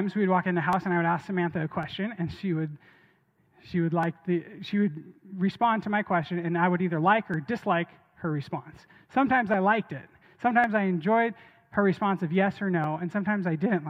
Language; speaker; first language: English; native; English